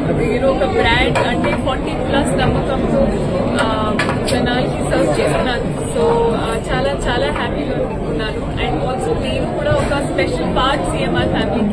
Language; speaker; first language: Telugu; non-native, fluent; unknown